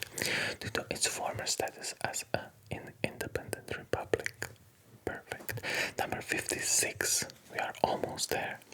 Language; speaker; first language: English; non-native, fluent; Polish